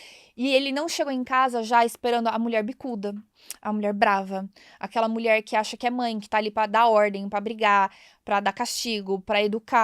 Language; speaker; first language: Portuguese; native; Portuguese